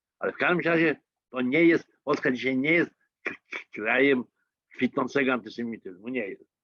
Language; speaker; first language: Polish; native; Polish